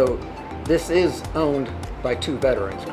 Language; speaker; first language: English; native; English